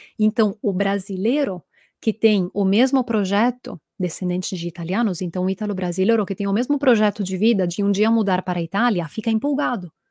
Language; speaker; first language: Portuguese; non-native, fluent; Italian